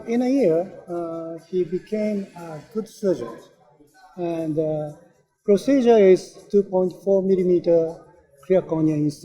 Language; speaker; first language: English; non-native, learner; Japanese